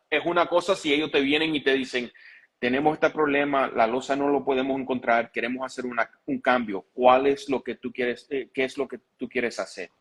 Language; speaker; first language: Spanish; early bilingual, heritage; Spanish